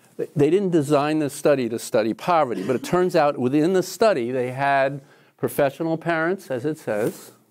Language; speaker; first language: English; native; English